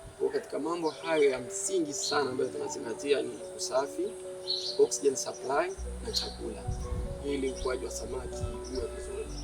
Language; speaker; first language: Swahili; native; Swahili